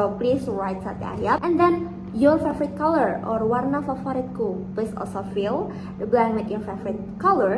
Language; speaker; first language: English; non-native, fluent; Indonesian